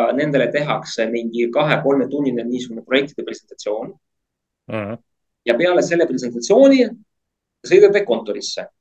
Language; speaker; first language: Estonian; non-native, local second language; Russian